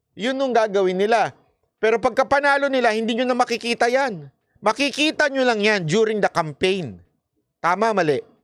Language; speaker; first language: Filipino; native; Filipino